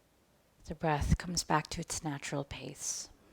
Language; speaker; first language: English; native; English